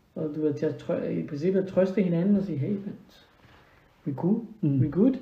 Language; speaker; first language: Danish; non-native, fluent; Spanish